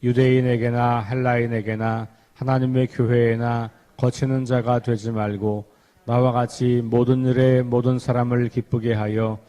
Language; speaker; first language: Korean; native; Korean